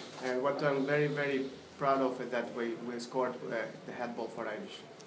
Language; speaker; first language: English; non-native, fluent; Russian